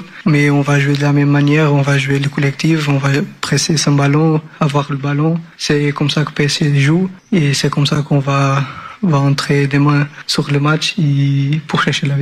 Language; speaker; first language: French; non-native, learner; Portuguese